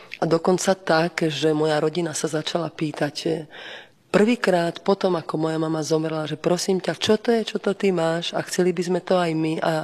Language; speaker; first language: Slovak; native; Slovak